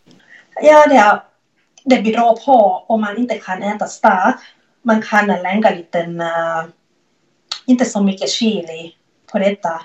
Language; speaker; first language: Swedish; non-native, learner; Thai